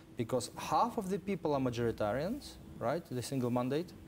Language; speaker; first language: English; non-native, fluent; Ukrainian